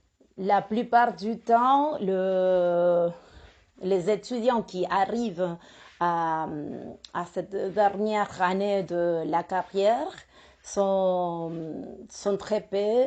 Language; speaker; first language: French; non-native, fluent; Spanish